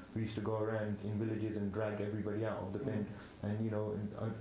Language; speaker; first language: English; native; English